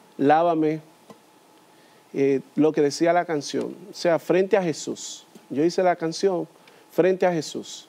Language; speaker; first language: Spanish; native; Spanish